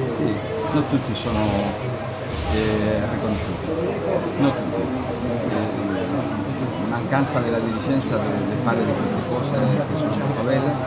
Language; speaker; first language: Italian; non-native, fluent; Spanish